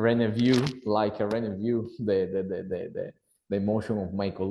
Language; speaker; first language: English; non-native, learner; Italian